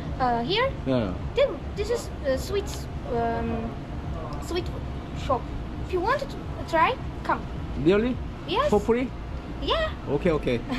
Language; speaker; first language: English; non-native, learner; Azerbaijani